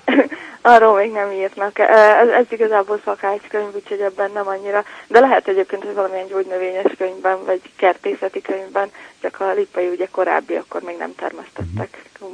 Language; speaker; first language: Hungarian; native; Hungarian